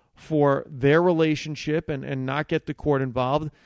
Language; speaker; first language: English; early bilingual, other home language; Italian